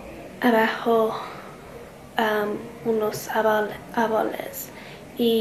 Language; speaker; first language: Spanish; non-native, learner; English